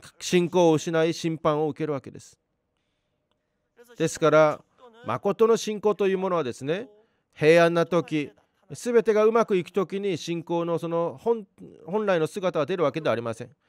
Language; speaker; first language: Japanese; non-native, fluent; Korean